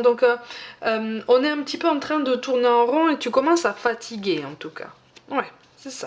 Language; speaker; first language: French; native; French